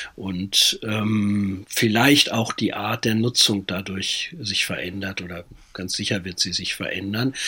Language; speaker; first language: German; native; German